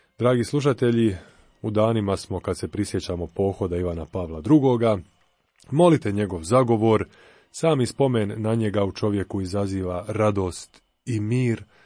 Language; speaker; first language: Croatian; native; Croatian